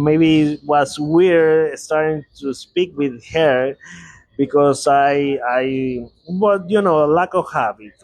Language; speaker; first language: English; non-native, learner; Spanish